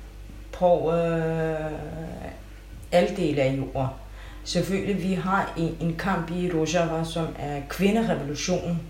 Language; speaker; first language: Danish; non-native, fluent; Kurdish